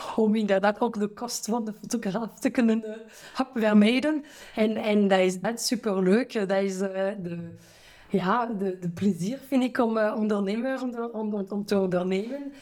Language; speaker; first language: Dutch; non-native, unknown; French